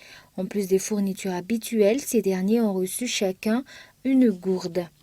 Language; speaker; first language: French; non-native, local second language; Malagasy